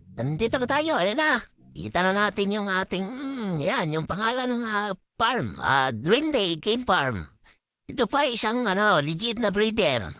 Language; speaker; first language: Filipino; non-native, local second language; Bikol